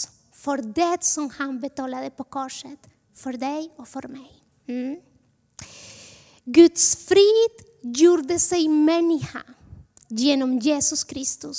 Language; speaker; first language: Swedish; non-native, fluent; Spanish